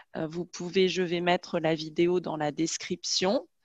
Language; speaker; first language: French; native; French